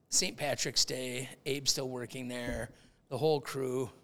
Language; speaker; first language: English; native; English